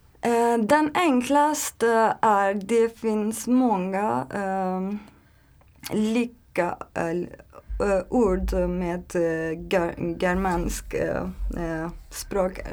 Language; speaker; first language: Swedish; non-native, learner; Turkish